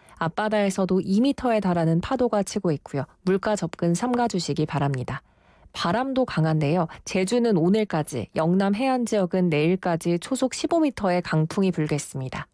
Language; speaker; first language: Korean; native; Korean